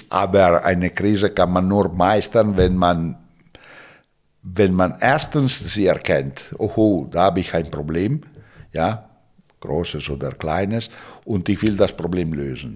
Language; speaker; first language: German; non-native, fluent; Italian